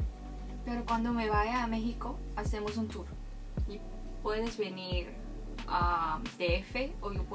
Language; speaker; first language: Spanish; non-native, fluent; Korean